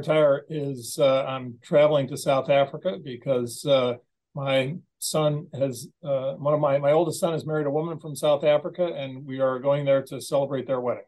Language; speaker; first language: English; native; English